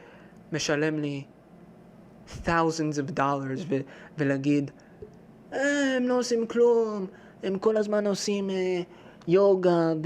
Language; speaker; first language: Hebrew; early bilingual, heritage; Hebrew